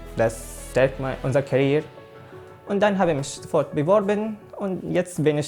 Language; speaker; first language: German; non-native, learner; Arabic